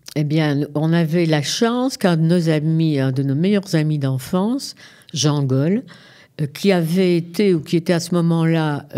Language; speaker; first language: French; native; French